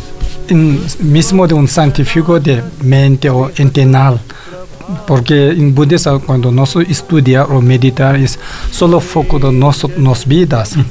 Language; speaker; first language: Spanish; non-native, learner; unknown